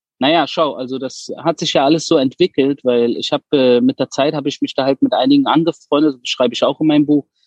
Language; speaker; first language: German; early bilingual, other home language; Persian